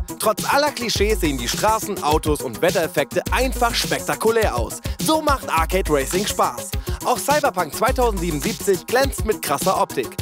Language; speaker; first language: German; native; German